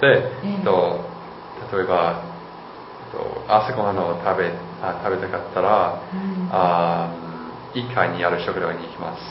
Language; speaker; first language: Japanese; non-native, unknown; English